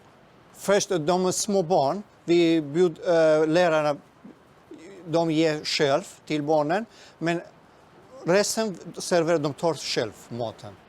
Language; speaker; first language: Swedish; non-native, fluent; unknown